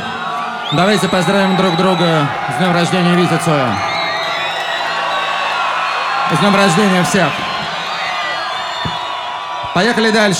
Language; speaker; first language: Russian; native; Russian